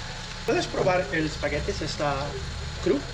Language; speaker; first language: Spanish; non-native, learner; English